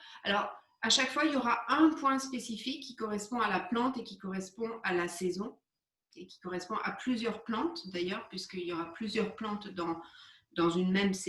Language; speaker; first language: French; native; French